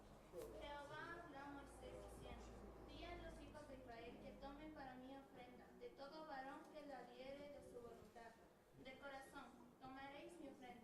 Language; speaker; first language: Spanish; native; Spanish